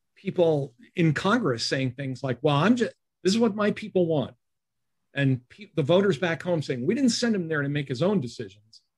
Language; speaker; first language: English; native; English